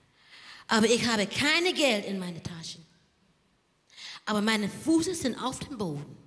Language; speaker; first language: German; non-native, learner; English